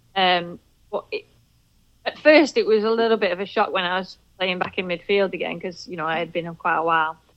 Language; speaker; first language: English; native; English